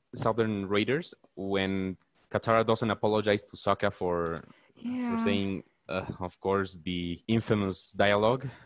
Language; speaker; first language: English; non-native, fluent; Spanish